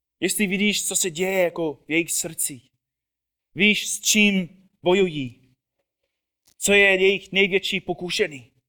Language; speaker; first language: Czech; non-native, fluent; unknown